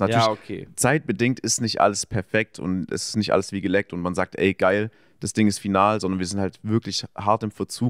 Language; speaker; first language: German; native; German